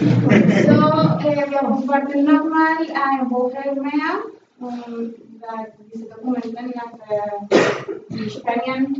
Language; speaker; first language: German; non-native, learner; Spanish